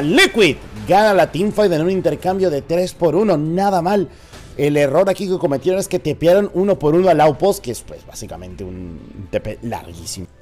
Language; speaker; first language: Spanish; native; Spanish